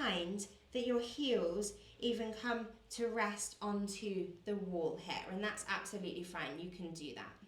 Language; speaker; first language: English; native; English